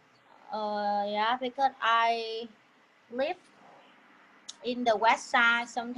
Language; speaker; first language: English; non-native, learner; Vietnamese